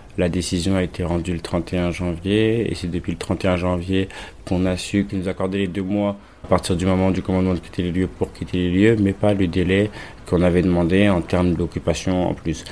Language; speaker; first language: French; native; French